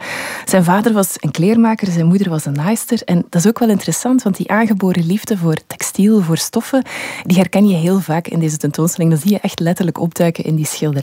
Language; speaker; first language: Dutch; native; Dutch